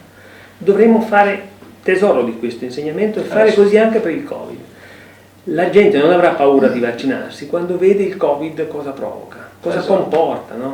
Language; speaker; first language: Italian; native; Italian